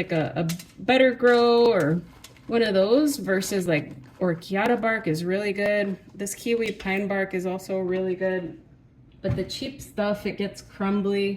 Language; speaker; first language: English; native; English